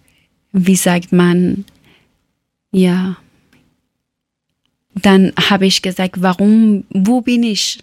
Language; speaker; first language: German; non-native, learner; Persian